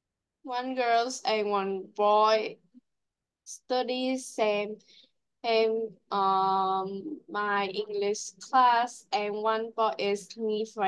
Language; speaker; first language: English; non-native, learner; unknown